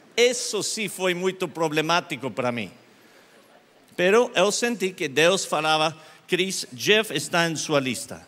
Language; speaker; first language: Portuguese; non-native, learner; English